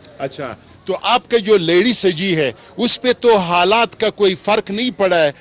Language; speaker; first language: Urdu; non-native, local second language; Pashto